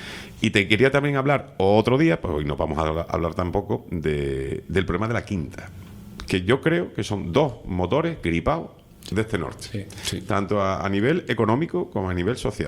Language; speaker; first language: Spanish; native; Spanish